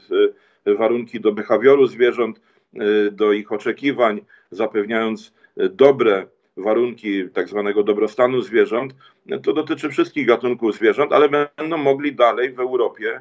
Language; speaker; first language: Polish; native; Polish